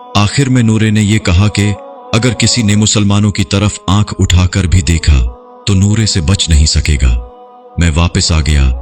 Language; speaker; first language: Urdu; non-native, local second language; Punjabi